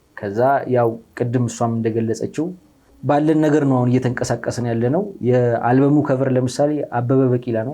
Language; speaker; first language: Amharic; native; Amharic